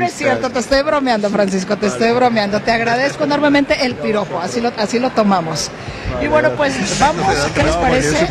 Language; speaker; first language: Spanish; native; Spanish